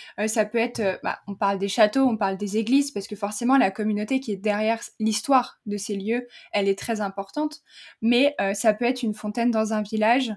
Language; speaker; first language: French; native; French